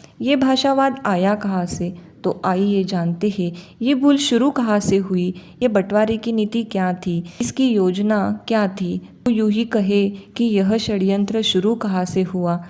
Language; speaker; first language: Hindi; native; Hindi